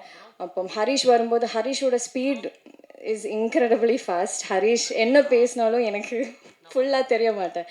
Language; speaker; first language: Tamil; non-native, learner; Malayalam